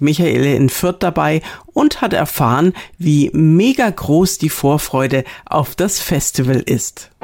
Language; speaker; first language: German; native; German